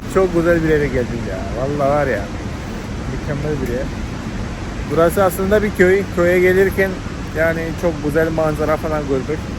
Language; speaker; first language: Turkish; non-native, fluent; Malayalam